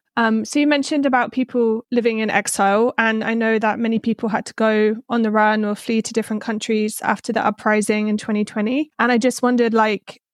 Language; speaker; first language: English; native; English